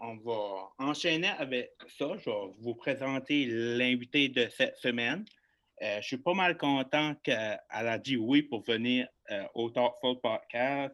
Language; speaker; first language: French; native; French